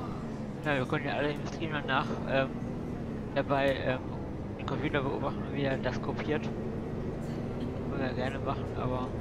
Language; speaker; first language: German; native; German